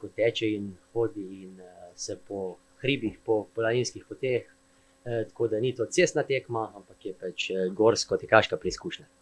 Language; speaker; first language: Slovenian; native; Slovenian